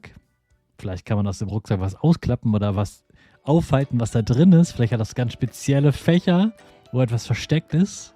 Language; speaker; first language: German; native; German